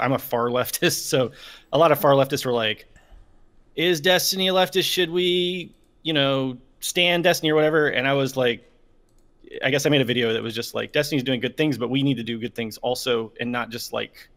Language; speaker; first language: English; native; English